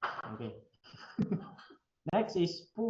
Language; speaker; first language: English; non-native, fluent; Filipino